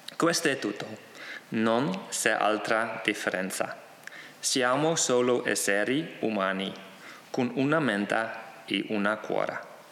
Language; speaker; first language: Italian; non-native, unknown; Dutch